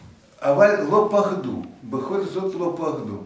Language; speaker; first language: Hebrew; non-native, fluent; Russian